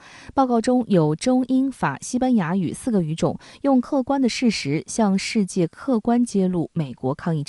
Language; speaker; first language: Chinese; native; Chinese